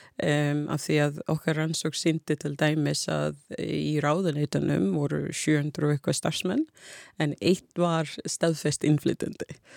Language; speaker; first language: Icelandic; non-native, fluent; English